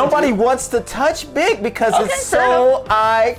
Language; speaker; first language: English; native; English